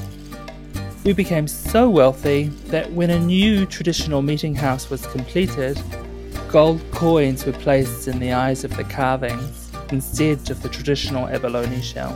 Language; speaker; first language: English; native; English